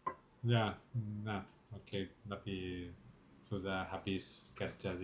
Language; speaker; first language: Indonesian; non-native, learner; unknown